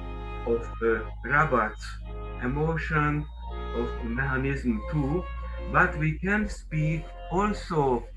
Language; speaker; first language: English; non-native, learner; Hungarian